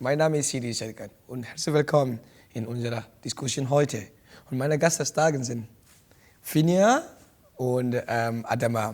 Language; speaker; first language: German; non-native, fluent; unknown